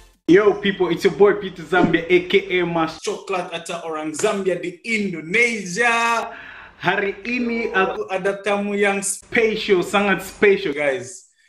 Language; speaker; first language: Indonesian; non-native, fluent; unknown